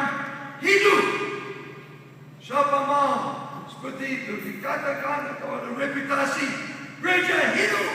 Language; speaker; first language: Indonesian; non-native, learner; English